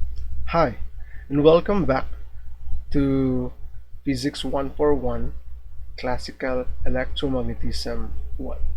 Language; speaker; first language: English; non-native, local second language; Filipino